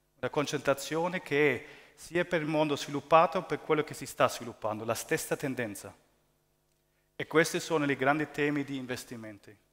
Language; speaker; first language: Italian; early bilingual, heritage; German